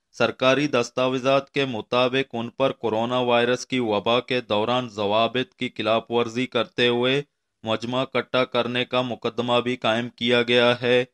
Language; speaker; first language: Urdu; non-native, local second language; Baluchi